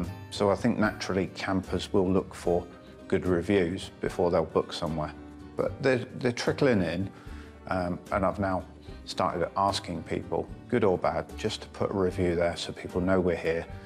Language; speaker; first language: English; native; English